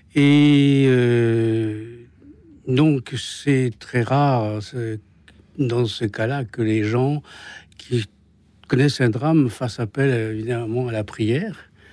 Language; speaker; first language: French; native; French